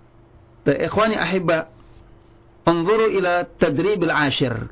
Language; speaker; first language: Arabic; non-native, fluent; Indonesian